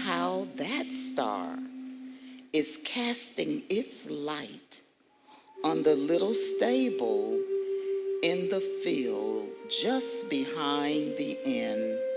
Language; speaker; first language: English; native; English